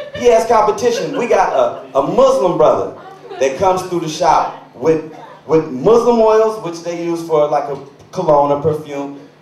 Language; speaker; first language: English; native; English